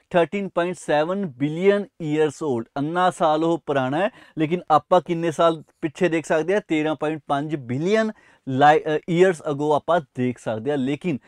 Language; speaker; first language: Hindi; non-native, local second language; Punjabi